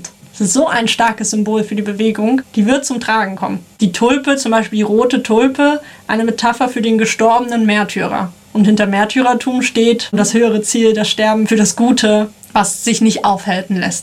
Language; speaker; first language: German; native; German